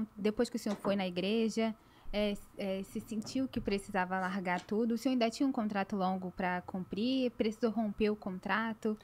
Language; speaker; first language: Portuguese; native; Portuguese